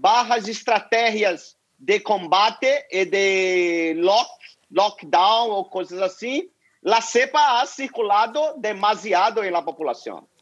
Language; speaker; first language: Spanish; non-native, learner; Portuguese